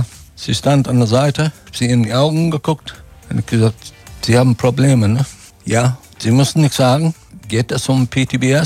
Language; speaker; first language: German; non-native, fluent; English